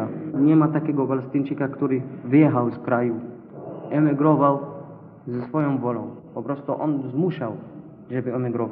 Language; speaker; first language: Polish; non-native, fluent; Arabic